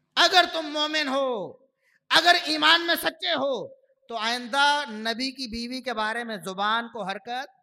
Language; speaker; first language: Urdu; native; Urdu